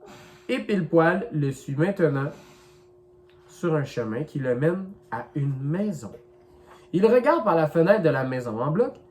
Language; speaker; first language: French; native; French